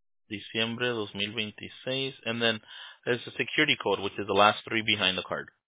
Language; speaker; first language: English; early bilingual, other home language; Spanish